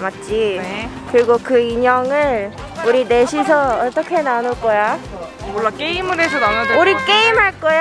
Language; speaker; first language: Korean; early bilingual, heritage; Korean